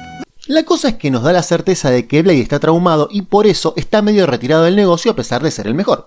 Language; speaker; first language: Spanish; native; Spanish